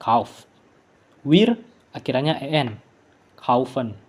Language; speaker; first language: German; non-native, learner; Indonesian